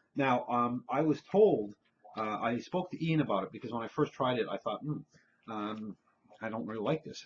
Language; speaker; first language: English; native; English